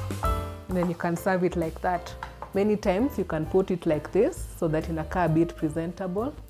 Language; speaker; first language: English; non-native, local second language; Swahili